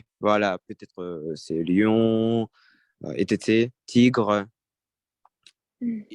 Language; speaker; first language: French; non-native, learner; Russian